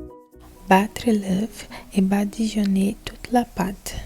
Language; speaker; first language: French; non-native, learner; Portuguese